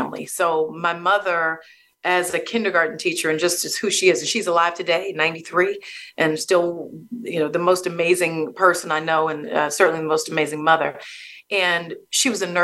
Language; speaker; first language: English; native; English